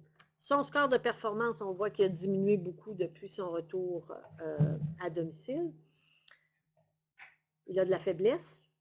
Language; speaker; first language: French; native; French